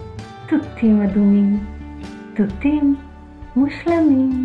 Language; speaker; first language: Hebrew; native; Hebrew